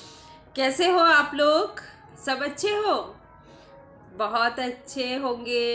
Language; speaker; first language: Hindi; non-native, local second language; Bangla